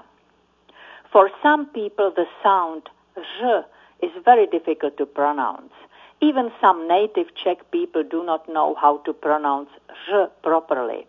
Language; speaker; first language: English; non-native, fluent; Czech